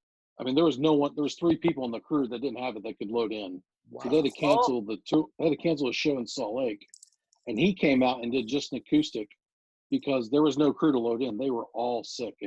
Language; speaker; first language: English; native; English